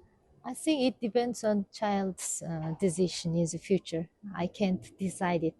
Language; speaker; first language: English; non-native, fluent; Kazakh